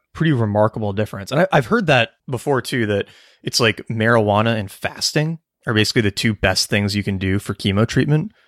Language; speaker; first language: English; native; English